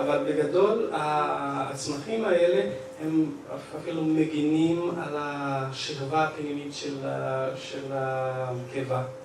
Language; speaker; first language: Hebrew; non-native, fluent; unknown